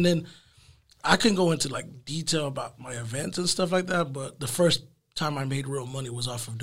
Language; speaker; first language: English; early bilingual, other home language; Spanish